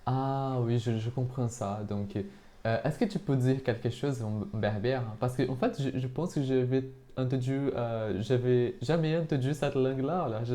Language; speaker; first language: French; non-native, fluent; Portuguese